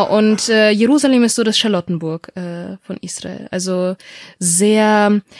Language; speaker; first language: German; non-native, local second language; Russian